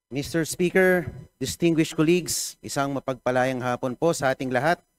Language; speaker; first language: Filipino; native; Filipino